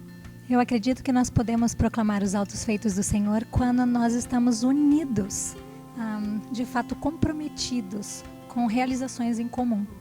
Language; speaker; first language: Portuguese; native; Portuguese